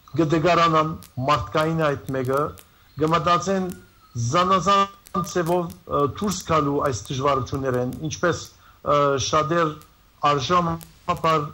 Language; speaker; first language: Armenian; native; Armenian